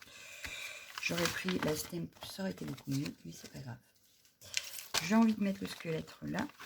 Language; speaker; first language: French; native; French